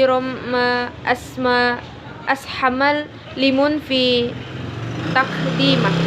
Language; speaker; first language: Arabic; non-native, learner; Indonesian